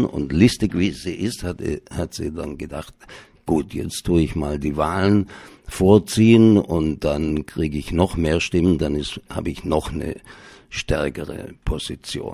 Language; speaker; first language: German; native; German